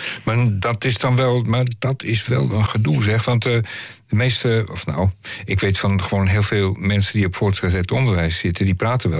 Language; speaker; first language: Dutch; native; Dutch